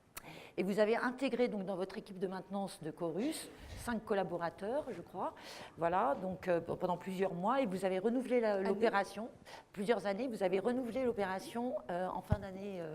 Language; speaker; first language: French; native; French